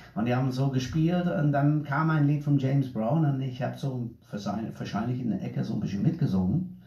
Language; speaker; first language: German; non-native, fluent; English